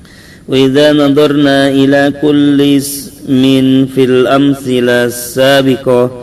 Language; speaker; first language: Arabic; non-native, learner; Indonesian